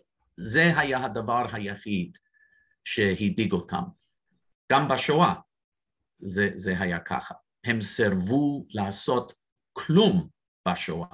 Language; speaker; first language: Hebrew; non-native, fluent; English